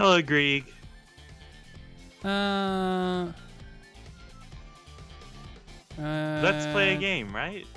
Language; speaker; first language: English; non-native, fluent; Japanese